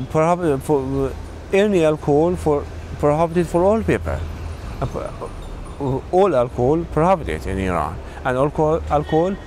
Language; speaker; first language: English; non-native, learner; Persian